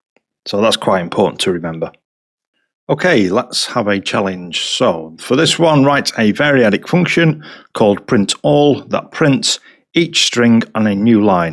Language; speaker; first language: English; native; English